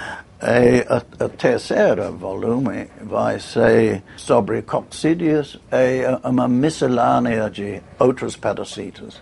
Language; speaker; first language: Portuguese; non-native, fluent; English